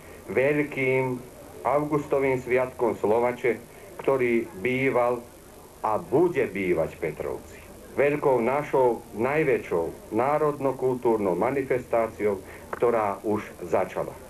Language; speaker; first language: Slovak; native; Slovak